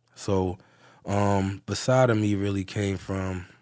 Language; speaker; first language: English; native; English